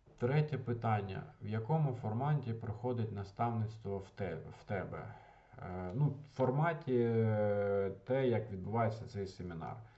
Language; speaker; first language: Ukrainian; non-native, local second language; Russian